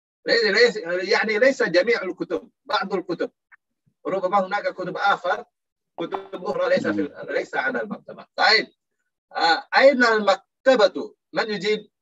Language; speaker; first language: Arabic; non-native, fluent; Indonesian